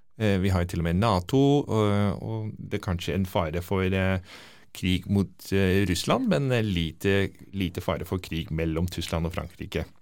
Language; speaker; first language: Norwegian; non-native, fluent; Dutch